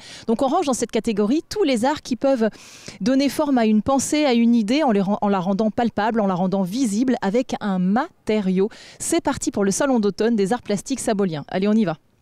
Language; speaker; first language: French; native; French